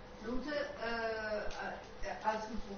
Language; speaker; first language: German; non-native, fluent; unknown